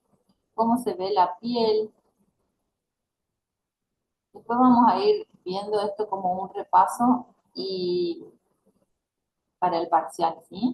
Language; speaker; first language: Spanish; native; Spanish